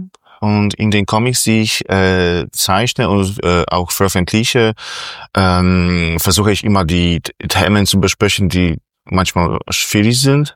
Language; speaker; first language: German; non-native, fluent; Polish